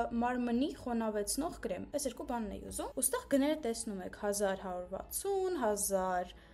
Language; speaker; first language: Armenian; early bilingual, heritage; Armenian